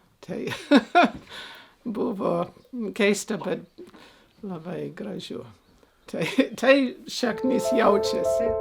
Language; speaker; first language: Lithuanian; early bilingual, heritage; Lithuanian